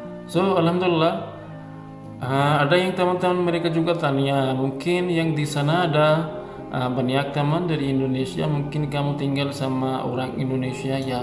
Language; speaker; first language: Indonesian; non-native, learner; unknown